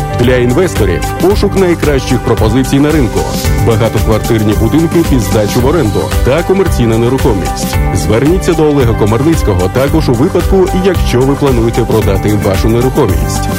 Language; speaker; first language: Ukrainian; native; Ukrainian